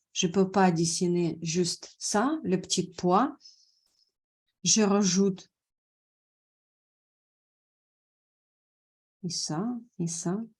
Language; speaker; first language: French; non-native, fluent; Russian